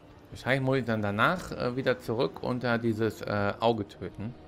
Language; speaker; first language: German; native; German